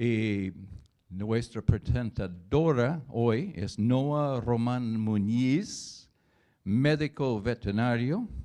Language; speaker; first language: Spanish; non-native, learner; English